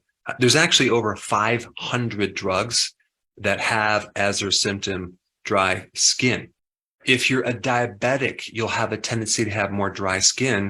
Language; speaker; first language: English; native; English